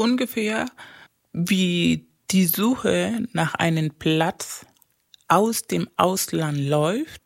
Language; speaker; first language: German; early bilingual, other home language; Spanish